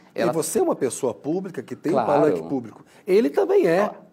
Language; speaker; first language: Portuguese; native; Portuguese